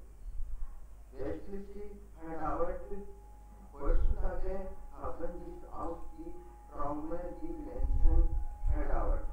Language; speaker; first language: German; non-native, learner; Hindi